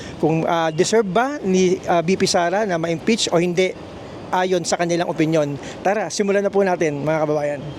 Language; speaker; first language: Filipino; native; Filipino